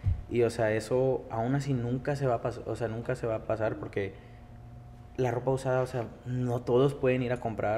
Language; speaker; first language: Spanish; early bilingual, heritage; Spanish